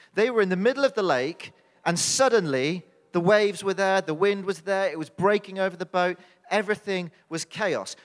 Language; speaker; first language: English; native; English